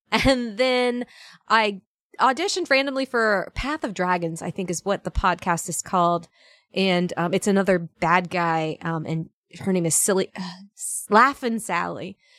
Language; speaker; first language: English; native; English